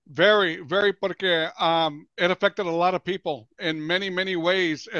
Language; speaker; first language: English; early bilingual, other home language; Spanish